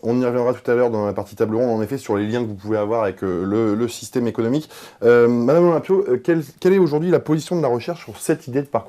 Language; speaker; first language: French; native; French